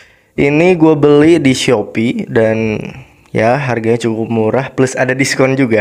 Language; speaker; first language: Indonesian; native; Indonesian